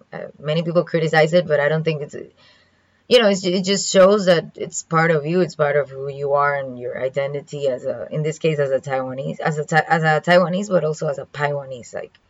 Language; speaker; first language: English; non-native, fluent; Spanish